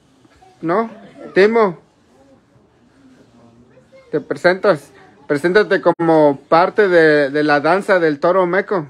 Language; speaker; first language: Spanish; native; Spanish